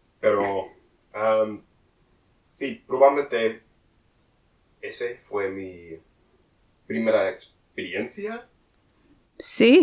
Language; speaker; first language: Spanish; non-native, learner; English